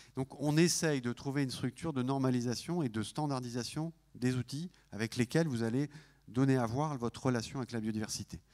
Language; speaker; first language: French; native; French